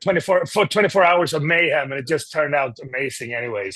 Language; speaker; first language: English; non-native, fluent; Swedish